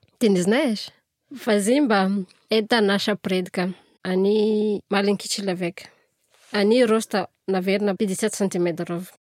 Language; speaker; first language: Russian; non-native, fluent; Malagasy